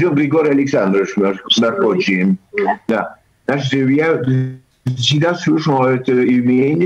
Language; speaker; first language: Russian; early bilingual, heritage; Russian